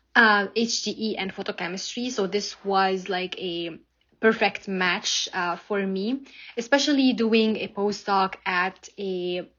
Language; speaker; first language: English; non-native, fluent; Arabic